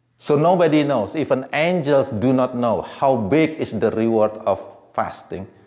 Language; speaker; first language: English; non-native, fluent; Indonesian